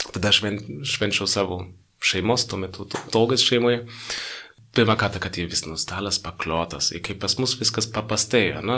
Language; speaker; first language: Lithuanian; non-native, fluent; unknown